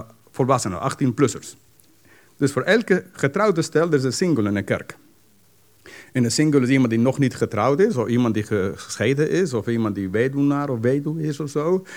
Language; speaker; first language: Dutch; non-native, fluent; English